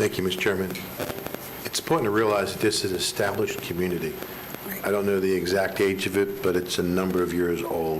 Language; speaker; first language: English; native; English